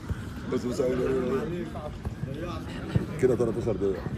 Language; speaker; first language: Arabic; native; Arabic